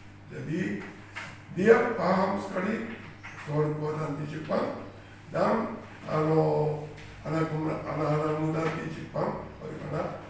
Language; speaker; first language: Indonesian; non-native, fluent; Japanese